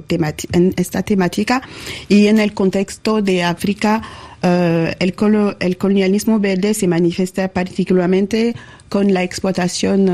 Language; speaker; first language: Spanish; non-native, learner; French